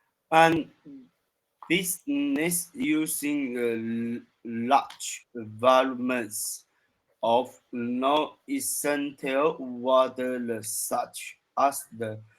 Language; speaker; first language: English; non-native, learner; Chinese